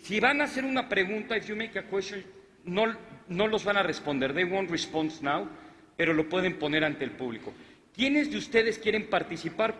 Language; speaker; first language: Spanish; native; Spanish